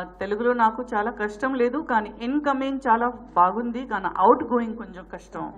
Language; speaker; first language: Telugu; non-native, learner; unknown